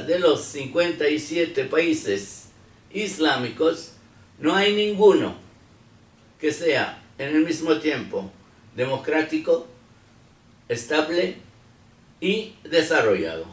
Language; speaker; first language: Spanish; non-native, fluent; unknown